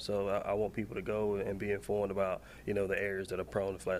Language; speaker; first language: English; native; English